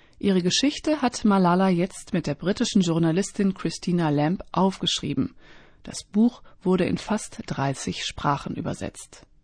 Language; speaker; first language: German; native; German